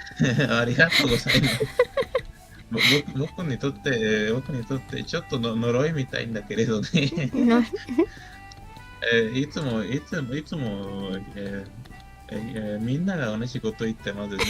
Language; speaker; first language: Japanese; non-native, learner; Spanish